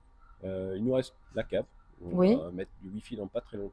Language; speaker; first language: French; native; French